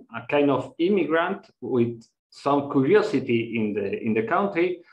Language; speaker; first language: English; non-native, fluent; Spanish